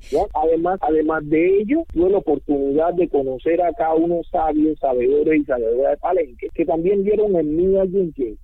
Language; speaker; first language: Spanish; non-native, local second language; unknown